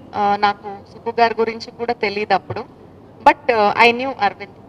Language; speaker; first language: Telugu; non-native, fluent; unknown